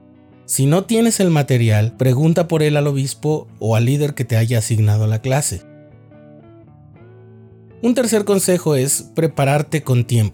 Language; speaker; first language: Spanish; native; Spanish